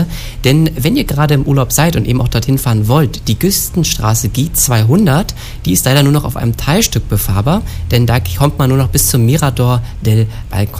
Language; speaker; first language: German; native; German